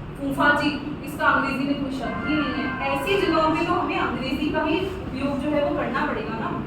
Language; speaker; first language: Hindi; native; Hindi